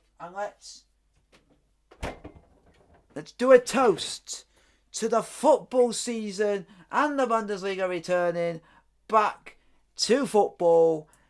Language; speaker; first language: English; native; English